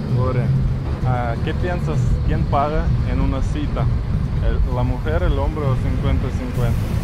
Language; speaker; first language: Spanish; non-native, fluent; Russian